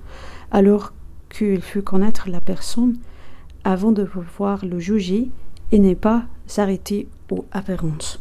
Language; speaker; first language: French; non-native, learner; Arabic